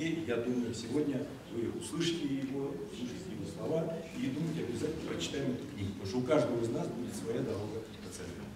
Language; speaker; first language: Russian; native; Russian